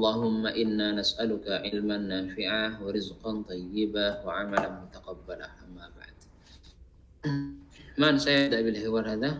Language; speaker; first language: Arabic; non-native, fluent; Indonesian